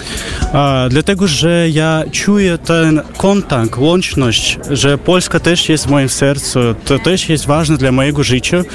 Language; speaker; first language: Polish; non-native, fluent; Russian